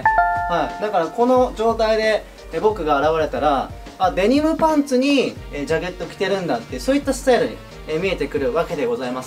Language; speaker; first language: Japanese; native; Japanese